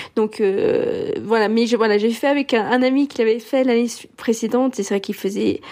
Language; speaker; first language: French; early bilingual, other home language; English